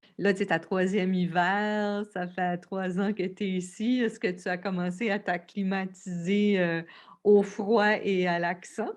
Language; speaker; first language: French; native; French